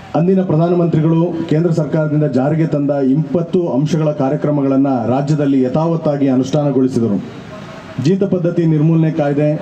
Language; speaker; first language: Kannada; native; Kannada